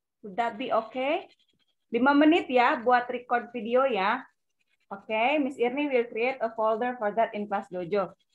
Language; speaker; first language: English; non-native, fluent; Indonesian